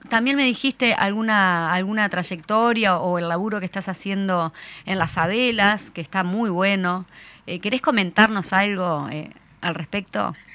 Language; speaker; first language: Spanish; native; Spanish